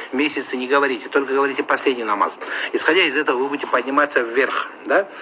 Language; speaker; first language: Russian; non-native, local second language; Kazakh